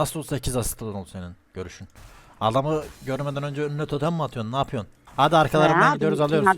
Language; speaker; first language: Turkish; native; Turkish